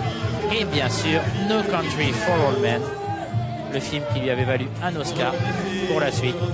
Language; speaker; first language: French; native; French